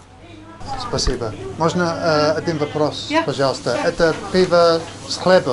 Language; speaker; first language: Russian; non-native, learner; English